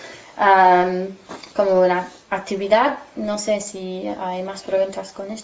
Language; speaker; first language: Spanish; non-native, learner; English